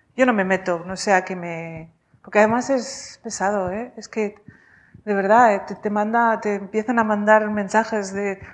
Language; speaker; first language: Spanish; native; Spanish